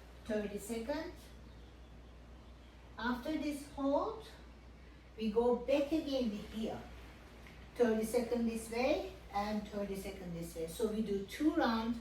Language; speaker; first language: English; non-native, fluent; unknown